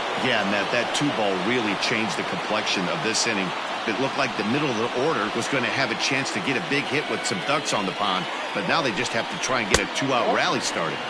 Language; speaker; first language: English; native; English